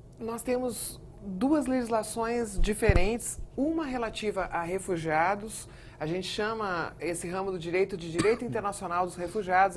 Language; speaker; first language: Portuguese; native; Portuguese